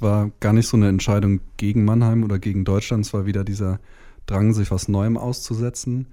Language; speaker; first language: German; native; German